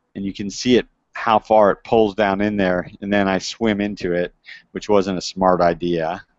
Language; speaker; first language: English; native; English